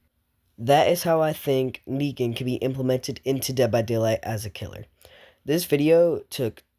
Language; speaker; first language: English; native; English